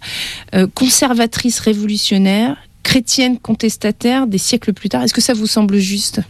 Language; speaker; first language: French; native; French